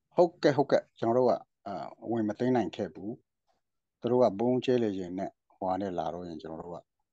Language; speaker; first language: Burmese; non-native, local second language; Hakha Chin